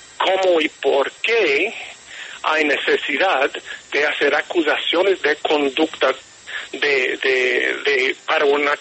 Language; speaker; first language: Spanish; non-native, fluent; English